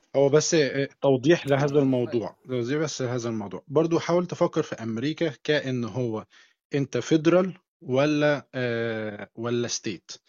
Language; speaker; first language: Arabic; native; Arabic